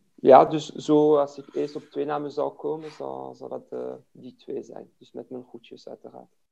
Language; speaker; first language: Dutch; non-native, fluent; French